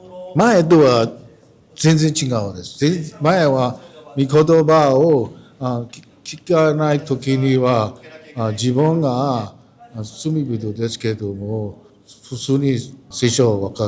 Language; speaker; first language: Japanese; non-native, learner; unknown